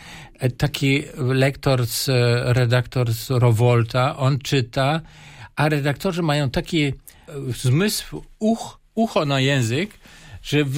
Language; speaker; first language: Polish; non-native, fluent; German